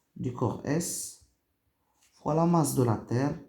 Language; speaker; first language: French; non-native, local second language; Arabic